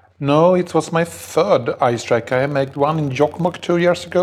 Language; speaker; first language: English; non-native, fluent; Swedish